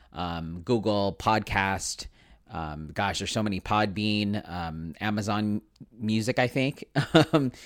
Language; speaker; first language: English; native; English